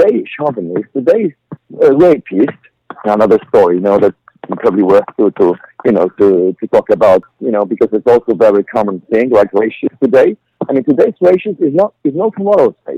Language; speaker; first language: English; non-native, fluent; Polish